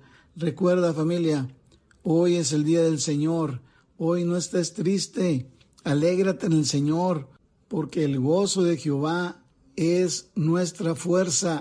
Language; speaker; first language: Spanish; native; Spanish